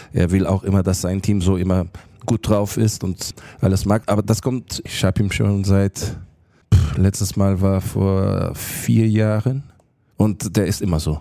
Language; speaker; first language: German; non-native, learner; Portuguese